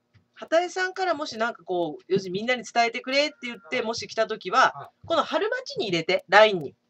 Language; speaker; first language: Japanese; native; Japanese